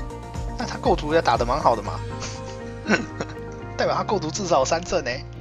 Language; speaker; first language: Chinese; native; Chinese